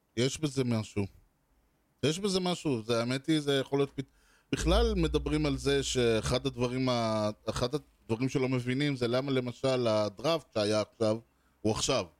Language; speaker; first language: Hebrew; native; Hebrew